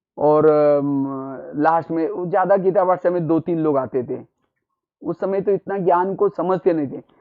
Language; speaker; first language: Hindi; non-native, local second language; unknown